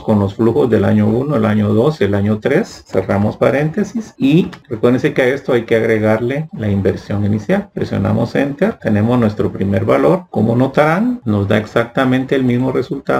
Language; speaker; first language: Spanish; native; Spanish